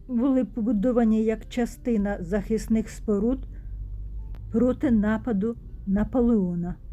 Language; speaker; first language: Ukrainian; native; Ukrainian